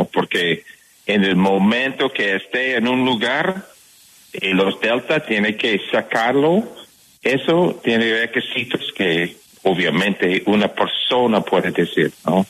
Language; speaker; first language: Spanish; non-native, fluent; English